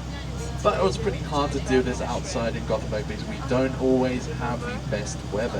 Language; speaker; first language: English; non-native, fluent; Swedish